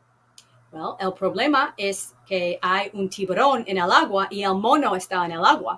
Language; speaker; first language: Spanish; non-native, fluent; English